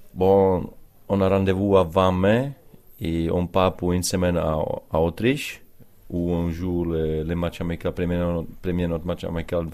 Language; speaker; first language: French; non-native, learner; Czech